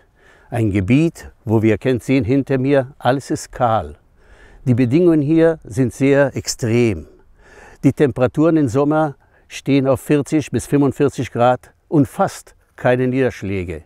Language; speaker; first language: German; non-native, fluent; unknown